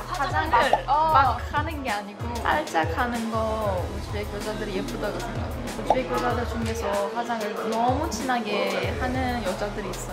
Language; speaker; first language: Korean; non-native, fluent; Uzbek